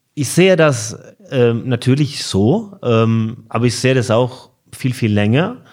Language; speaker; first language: German; non-native, fluent; Norwegian